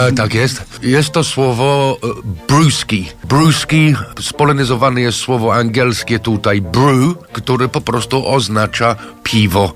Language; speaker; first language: Polish; non-native, fluent; English